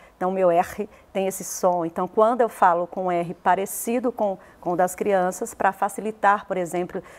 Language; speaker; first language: Portuguese; native; Portuguese